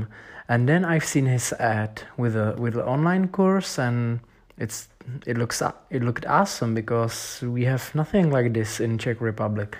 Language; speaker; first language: English; non-native, fluent; Czech